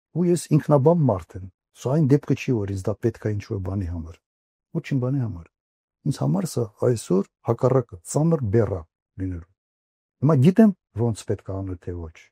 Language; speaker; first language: Armenian; native; Armenian